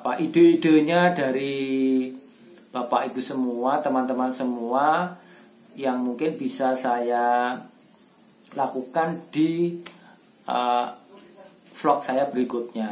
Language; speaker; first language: Indonesian; non-native, local second language; Javanese